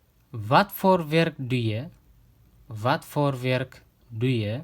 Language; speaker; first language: Dutch; non-native, fluent; Tigrinya